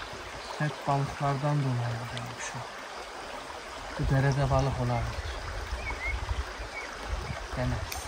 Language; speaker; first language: Turkish; native; Turkish